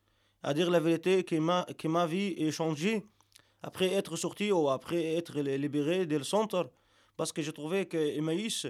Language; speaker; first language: French; non-native, learner; Arabic